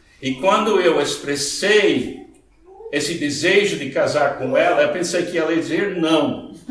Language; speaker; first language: Portuguese; non-native, fluent; English